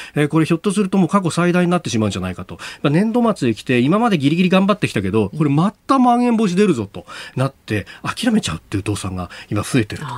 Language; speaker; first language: Japanese; native; Japanese